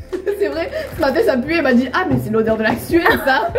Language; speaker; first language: French; native; French